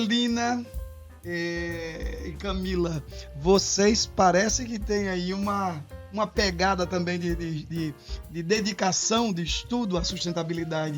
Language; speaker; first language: Portuguese; native; Portuguese